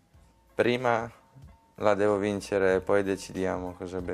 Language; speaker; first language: Italian; non-native, fluent; Slovak